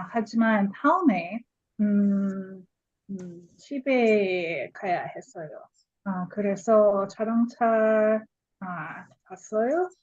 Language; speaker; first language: Korean; non-native, learner; English